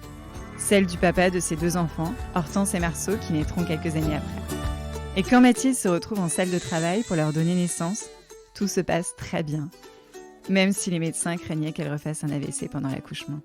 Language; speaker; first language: French; native; French